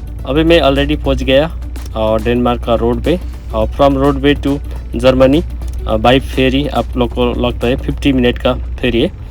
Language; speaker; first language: Hindi; non-native, learner; Nepali